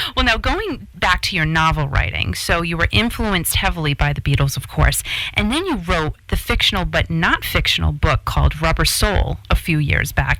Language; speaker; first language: English; native; English